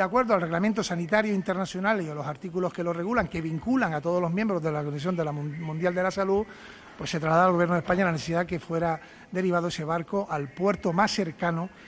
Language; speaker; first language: Spanish; native; Spanish